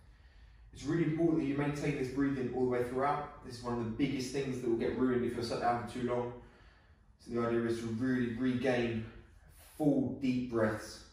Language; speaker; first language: English; native; English